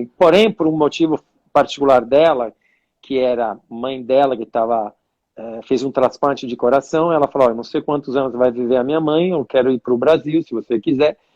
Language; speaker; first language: Portuguese; non-native, fluent; Italian